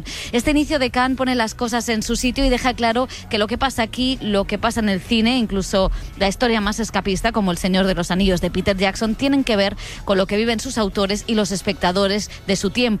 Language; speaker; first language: Spanish; native; Spanish